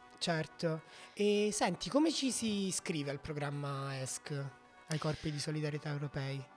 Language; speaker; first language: Italian; native; Italian